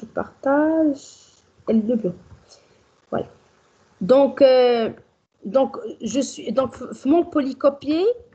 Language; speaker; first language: French; non-native, local second language; Arabic